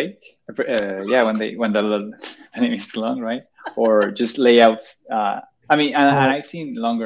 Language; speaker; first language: English; non-native, fluent; Spanish